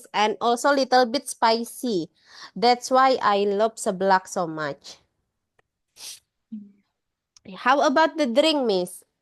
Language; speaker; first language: English; non-native, learner; Indonesian